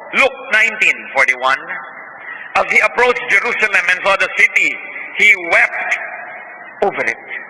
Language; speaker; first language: English; non-native, local second language; Filipino